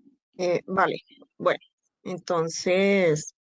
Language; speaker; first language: Spanish; native; Spanish